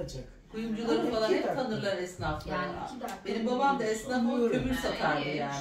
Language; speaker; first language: Turkish; native; Turkish